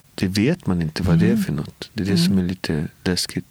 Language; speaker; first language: Swedish; native; Swedish